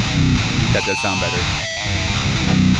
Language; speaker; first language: English; native; English